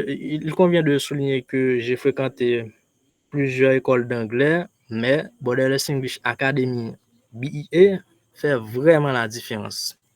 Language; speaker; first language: French; non-native, local second language; Haitian Creole